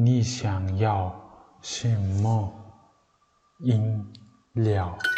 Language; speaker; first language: Chinese; non-native, learner; Mongolian